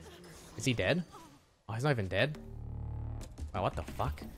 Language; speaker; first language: English; native; English